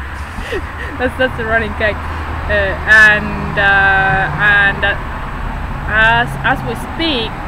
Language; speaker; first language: English; non-native, fluent; Estonian